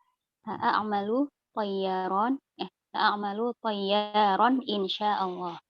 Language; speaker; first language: Arabic; non-native, learner; Indonesian